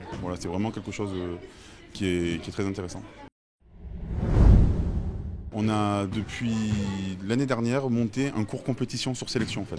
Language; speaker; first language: French; native; French